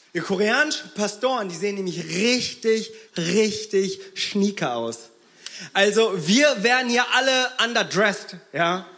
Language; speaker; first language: German; early bilingual, other home language; Korean